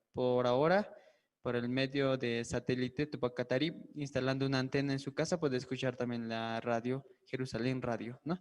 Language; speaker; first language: Spanish; native; Spanish